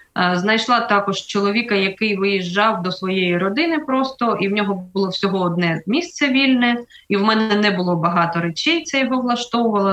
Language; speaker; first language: Ukrainian; native; Ukrainian